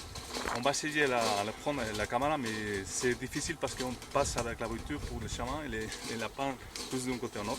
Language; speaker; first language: French; non-native, fluent; Spanish